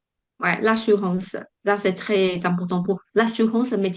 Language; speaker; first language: French; non-native, learner; Chinese